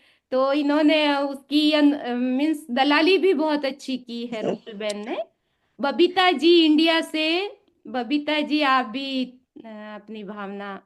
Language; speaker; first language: Hindi; native; Hindi